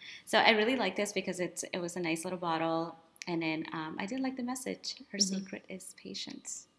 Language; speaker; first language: English; early bilingual, other home language; Spanish